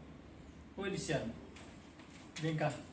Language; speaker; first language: Portuguese; non-native, local second language; Tetum